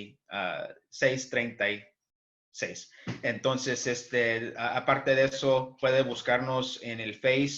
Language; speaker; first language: Spanish; early bilingual, heritage; English